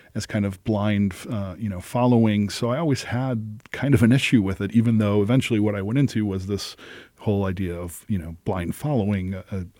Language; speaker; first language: English; early bilingual, other home language; Italian